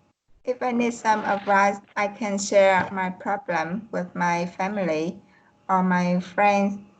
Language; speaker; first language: English; non-native, learner; Vietnamese